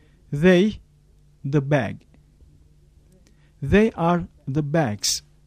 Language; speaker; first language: English; non-native, fluent; Turkish